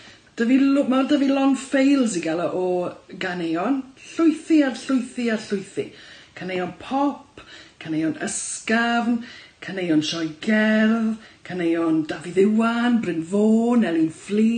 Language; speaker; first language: Welsh; native; Welsh